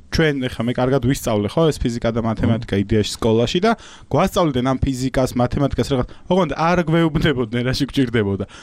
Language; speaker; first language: Georgian; native; Georgian